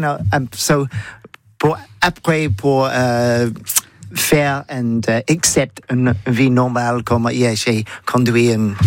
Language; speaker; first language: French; non-native, learner; English